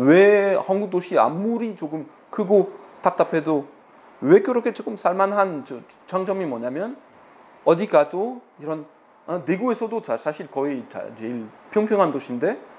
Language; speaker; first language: Korean; non-native, fluent; French